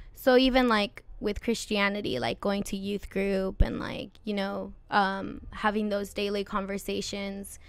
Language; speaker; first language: English; native; English